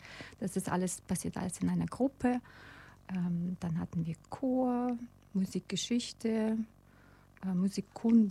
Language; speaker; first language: German; non-native, fluent; Russian